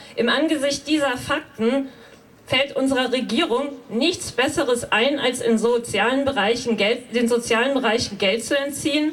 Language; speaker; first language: German; native; German